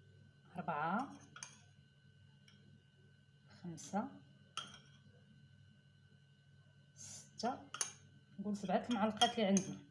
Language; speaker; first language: Arabic; native; Arabic